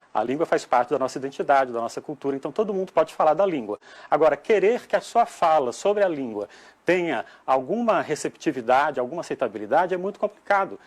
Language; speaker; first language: Portuguese; native; Portuguese